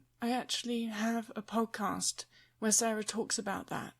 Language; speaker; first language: English; native; English